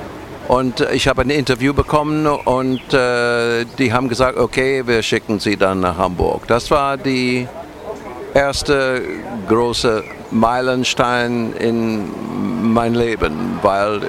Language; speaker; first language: German; non-native, fluent; English